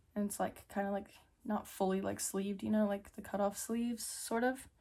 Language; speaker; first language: English; native; English